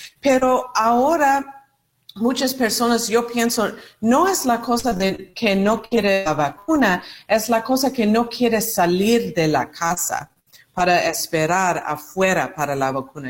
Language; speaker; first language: Spanish; non-native, learner; English